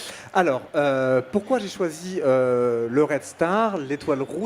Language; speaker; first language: French; native; French